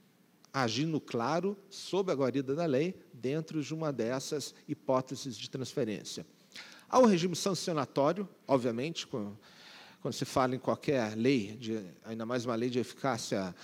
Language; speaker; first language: Portuguese; native; Portuguese